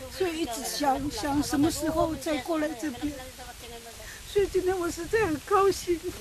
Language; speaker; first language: Chinese; non-native, local second language; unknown